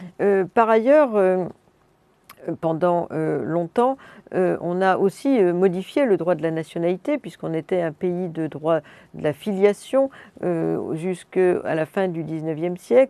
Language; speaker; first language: French; native; French